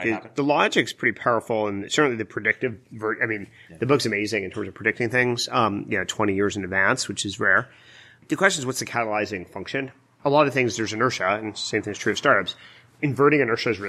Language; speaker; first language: English; native; English